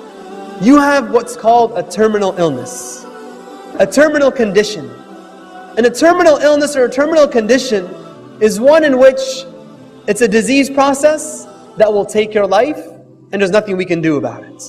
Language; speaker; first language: English; native; English